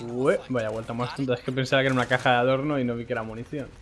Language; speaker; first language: Spanish; native; Spanish